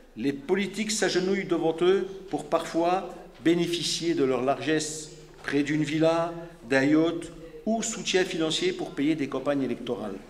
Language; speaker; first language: French; native; French